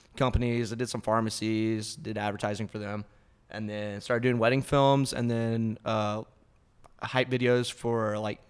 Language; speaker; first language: English; native; English